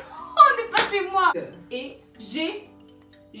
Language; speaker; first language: French; native; French